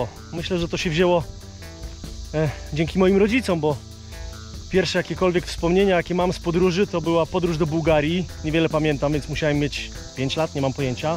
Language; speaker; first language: Polish; native; Polish